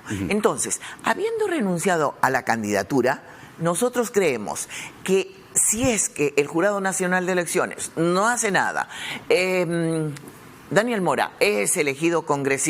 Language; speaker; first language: Spanish; native; Spanish